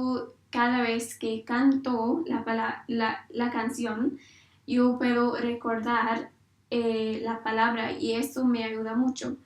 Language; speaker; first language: Spanish; non-native, learner; English